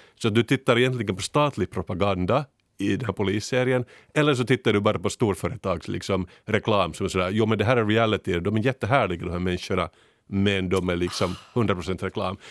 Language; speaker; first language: Swedish; native; Swedish